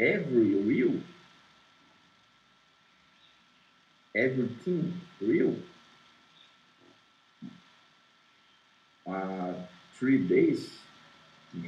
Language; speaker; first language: English; non-native, learner; Portuguese